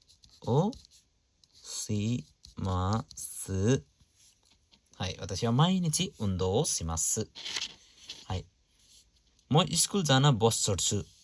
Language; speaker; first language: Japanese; non-native, fluent; Nepali